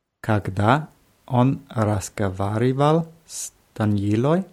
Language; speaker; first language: Russian; non-native, learner; German